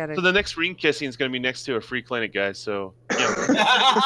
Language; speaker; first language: English; native; English